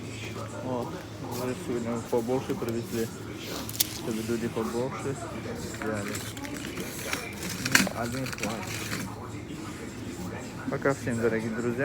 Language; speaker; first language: Russian; non-native, fluent; Tajik